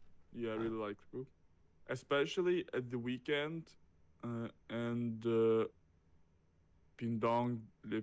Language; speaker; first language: English; non-native, learner; Russian